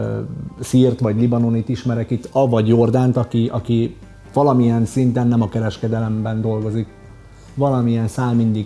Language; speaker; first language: Hungarian; early bilingual, other home language; Arabic